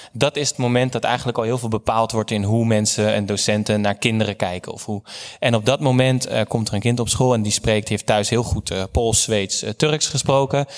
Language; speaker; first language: Dutch; native; Dutch